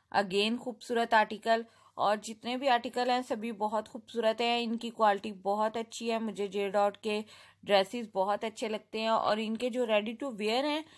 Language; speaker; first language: Urdu; native; Urdu